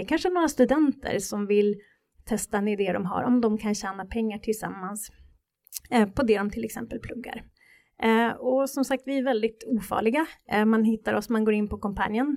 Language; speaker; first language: Swedish; native; Swedish